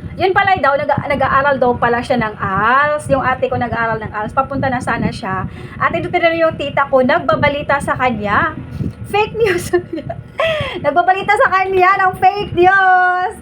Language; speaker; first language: Filipino; native; Filipino